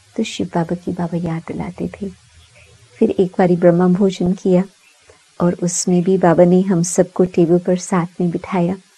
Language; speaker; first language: Hindi; early bilingual, heritage; Sindhi